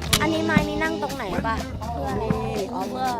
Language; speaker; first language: Thai; native; Thai